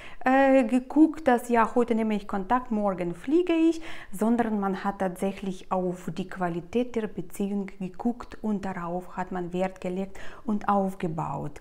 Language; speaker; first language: German; non-native, fluent; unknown